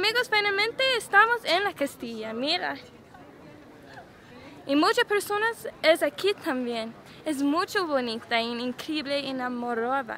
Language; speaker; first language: Spanish; non-native, learner; English